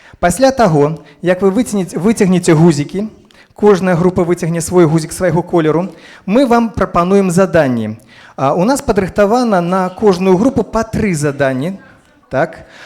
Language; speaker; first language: Belarusian; non-native, local second language; Russian